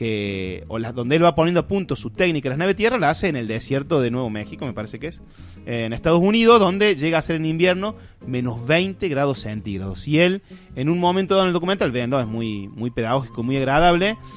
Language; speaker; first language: Spanish; native; Spanish